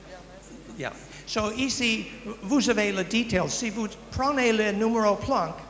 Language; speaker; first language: French; non-native, learner; English